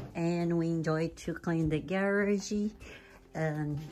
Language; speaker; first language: English; non-native, fluent; Portuguese